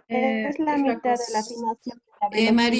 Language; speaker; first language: Spanish; native; Spanish